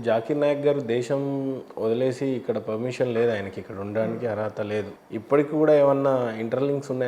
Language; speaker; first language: Telugu; native; Telugu